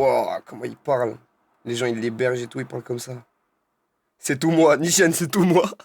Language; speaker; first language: French; native; French